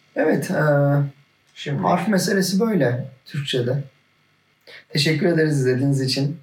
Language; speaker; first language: Turkish; native; Turkish